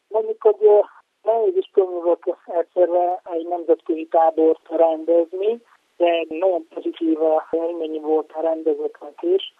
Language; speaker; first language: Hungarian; non-native, fluent; Italian